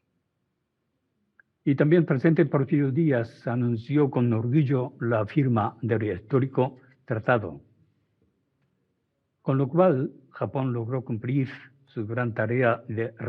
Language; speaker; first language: Spanish; non-native, fluent; Japanese